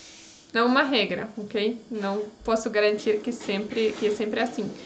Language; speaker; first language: Portuguese; non-native, fluent; Polish